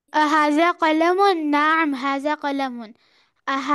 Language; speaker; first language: Arabic; non-native, learner; Hindi